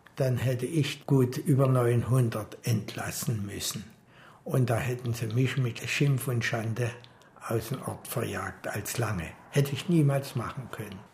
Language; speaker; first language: German; native; German